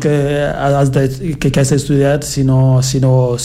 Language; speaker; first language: Catalan; non-native, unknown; Fula